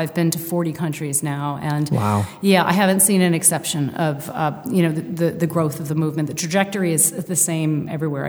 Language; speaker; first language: English; native; English